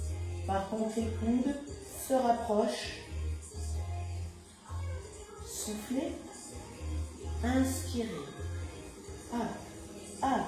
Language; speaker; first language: French; native; French